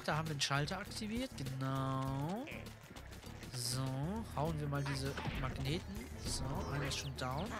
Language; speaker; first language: German; native; German